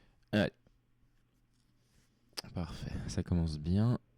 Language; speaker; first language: French; native; French